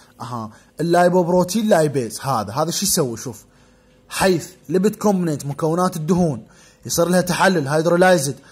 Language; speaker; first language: Arabic; native; Arabic